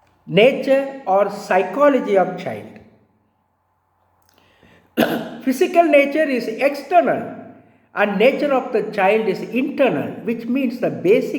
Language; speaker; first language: English; non-native, local second language; Tamil